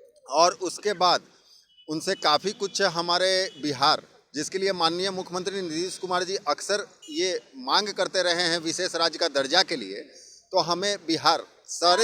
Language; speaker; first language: Hindi; native; Hindi